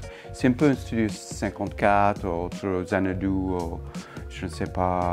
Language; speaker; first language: French; non-native, fluent; English